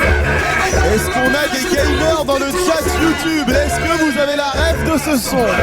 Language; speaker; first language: French; native; French